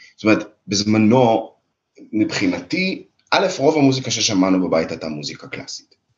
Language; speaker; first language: Hebrew; early bilingual, other home language; Russian